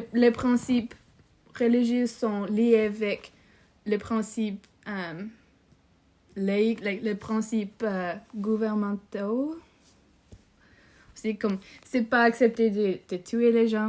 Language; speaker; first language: French; non-native, learner; English